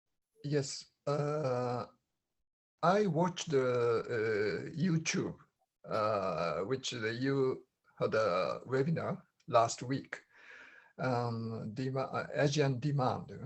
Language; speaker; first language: English; non-native, learner; Japanese